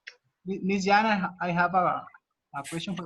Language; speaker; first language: English; non-native, learner; Spanish